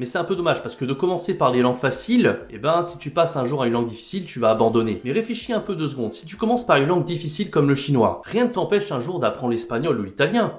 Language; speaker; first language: French; native; French